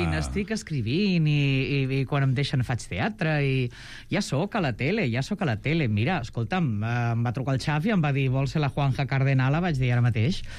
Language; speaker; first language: Catalan; native; Catalan